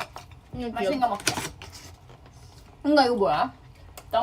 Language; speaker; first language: Korean; non-native, fluent; Thai